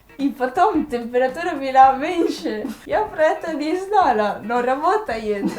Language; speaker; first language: Russian; non-native, learner; Italian